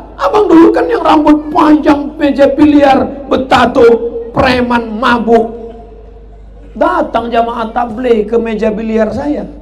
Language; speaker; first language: Indonesian; native; Indonesian